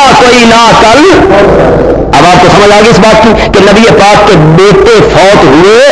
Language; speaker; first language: Urdu; non-native, local second language; Punjabi